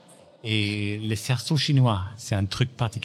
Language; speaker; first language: French; non-native, learner; German